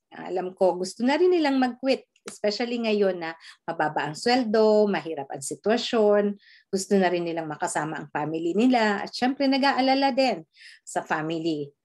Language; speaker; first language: Filipino; non-native, local second language; Bikol